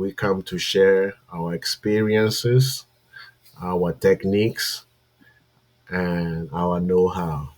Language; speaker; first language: English; non-native, fluent; French